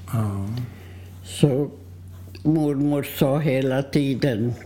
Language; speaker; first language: Swedish; non-native, fluent; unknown